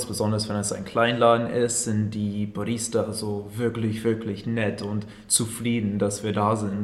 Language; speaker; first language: German; non-native, fluent; English